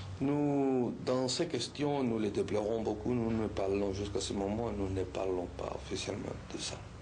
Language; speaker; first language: French; non-native, fluent; Spanish